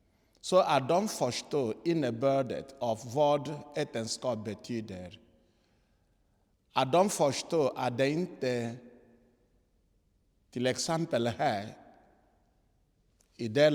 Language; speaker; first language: Swedish; non-native, fluent; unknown